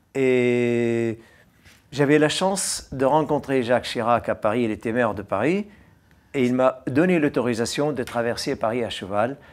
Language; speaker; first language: French; non-native, fluent; Arabic